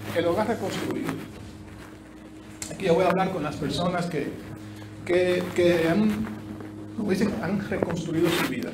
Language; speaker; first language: Spanish; native; Spanish